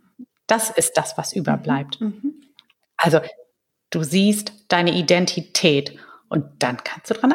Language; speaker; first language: German; native; German